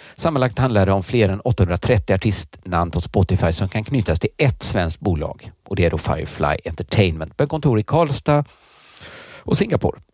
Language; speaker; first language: Swedish; native; Swedish